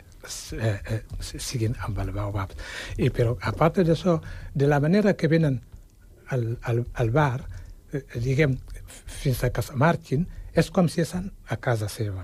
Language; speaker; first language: Catalan; non-native, fluent; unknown